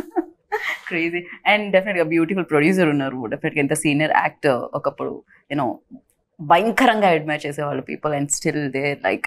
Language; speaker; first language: Telugu; native; Telugu